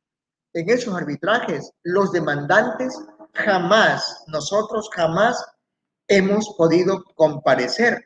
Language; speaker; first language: Spanish; native; Spanish